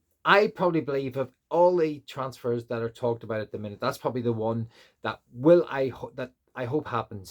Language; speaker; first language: English; native; English